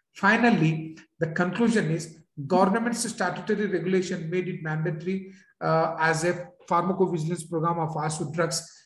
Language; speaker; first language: English; non-native, local second language; Urdu